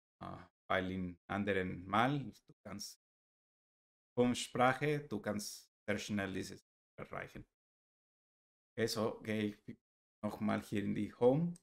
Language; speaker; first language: German; non-native, learner; Spanish